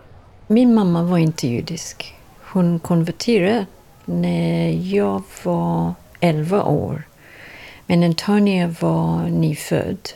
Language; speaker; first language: Swedish; non-native, learner; English